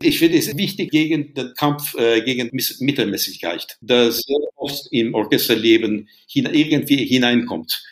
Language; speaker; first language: German; non-native, fluent; Turkish